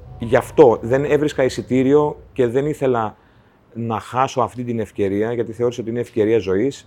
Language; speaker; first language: Greek; native; Greek